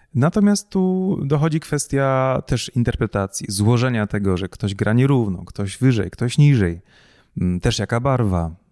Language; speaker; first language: Polish; native; Polish